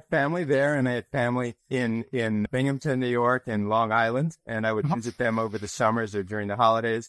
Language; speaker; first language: English; native; English